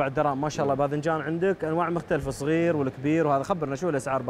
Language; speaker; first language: Arabic; native; Arabic